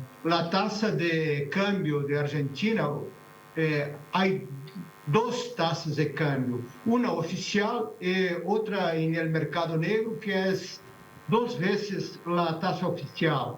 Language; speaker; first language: Spanish; non-native, fluent; Portuguese